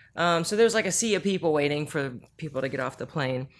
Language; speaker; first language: English; early bilingual, other home language; Korean